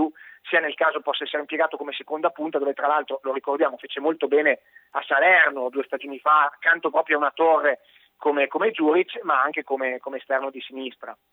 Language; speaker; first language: Italian; native; Italian